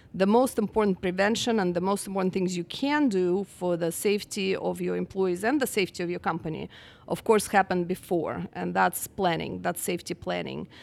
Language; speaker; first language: English; non-native, fluent; Russian